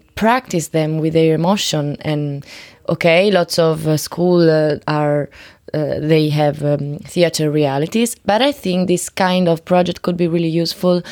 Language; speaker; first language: English; non-native, learner; Italian